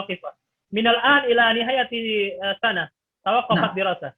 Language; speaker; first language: Arabic; non-native, fluent; Indonesian